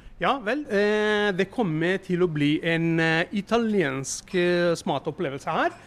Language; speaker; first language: Norwegian; non-native, learner; Italian